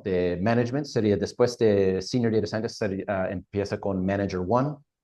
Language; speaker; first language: Spanish; non-native, fluent; English